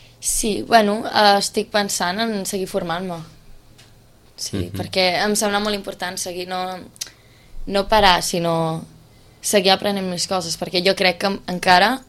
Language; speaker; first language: Catalan; non-native, fluent; Romanian